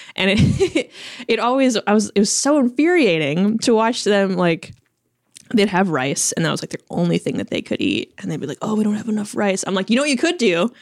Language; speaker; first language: English; early bilingual, other home language; Chinese